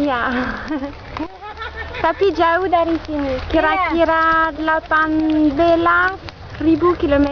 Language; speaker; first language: Indonesian; non-native, fluent; French